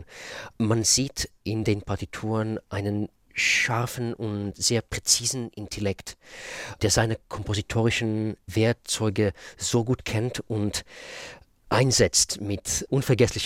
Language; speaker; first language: German; non-native, fluent; Russian